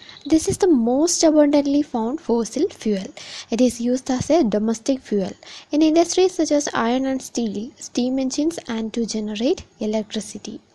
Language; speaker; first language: English; non-native, local second language; Malayalam